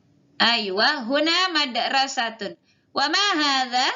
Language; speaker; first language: Arabic; non-native, fluent; Indonesian